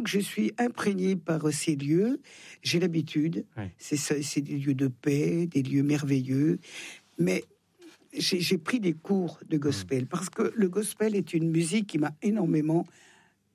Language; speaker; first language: French; native; French